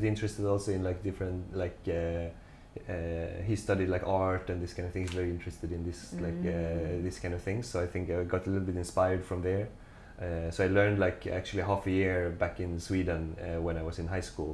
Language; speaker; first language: English; non-native, fluent; Swedish